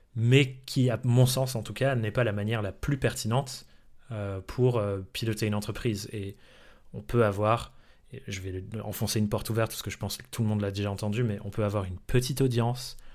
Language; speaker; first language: French; early bilingual, other home language; English